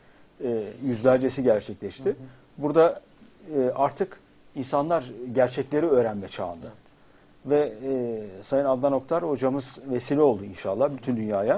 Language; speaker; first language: Turkish; native; Turkish